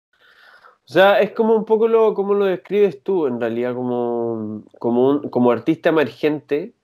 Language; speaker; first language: Spanish; native; Spanish